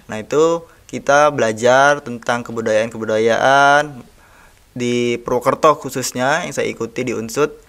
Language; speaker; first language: Indonesian; native; Indonesian